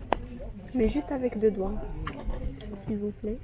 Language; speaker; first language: French; non-native, local second language; Arabic